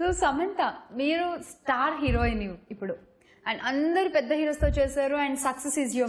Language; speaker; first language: Telugu; native; Telugu